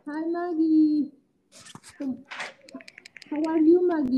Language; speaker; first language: English; non-native, learner; Spanish